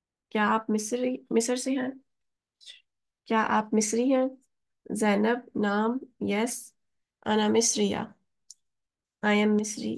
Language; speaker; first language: Urdu; native; Urdu